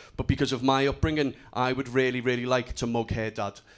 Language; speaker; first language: English; native; English